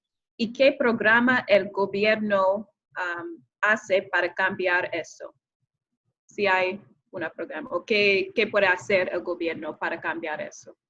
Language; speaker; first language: Spanish; non-native, fluent; English